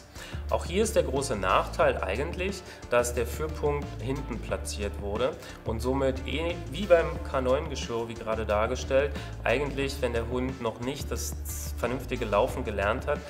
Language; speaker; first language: German; native; German